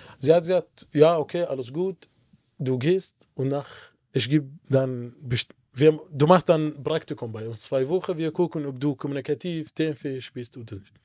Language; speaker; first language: German; non-native, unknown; Arabic